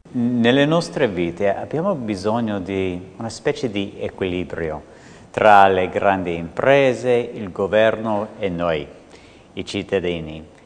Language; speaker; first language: Italian; non-native, fluent; English